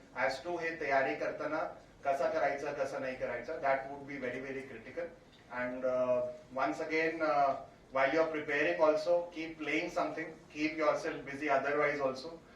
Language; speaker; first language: Marathi; non-native, local second language; Hindi